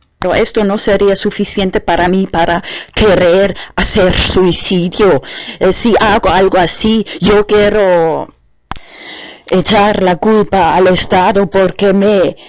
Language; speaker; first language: Spanish; non-native, fluent; German